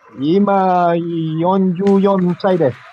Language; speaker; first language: Japanese; non-native, learner; Malay